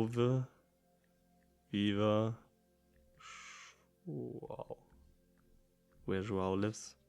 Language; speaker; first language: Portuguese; non-native, learner; German